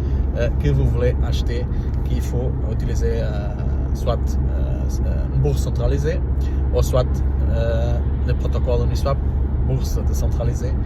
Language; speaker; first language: French; non-native, learner; Portuguese